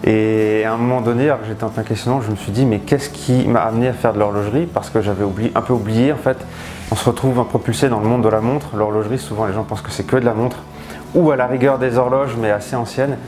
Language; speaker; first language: French; native; French